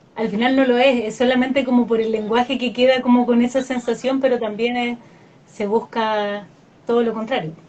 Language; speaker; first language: Spanish; native; Spanish